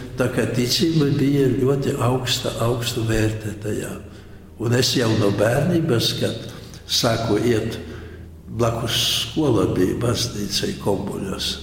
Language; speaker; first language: Latvian; non-native, local second language; Polish